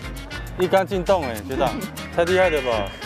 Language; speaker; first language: Chinese; native; Chinese